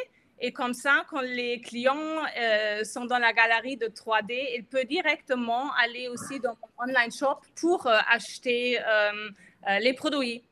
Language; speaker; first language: French; non-native, fluent; German